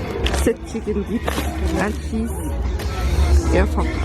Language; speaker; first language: French; native; French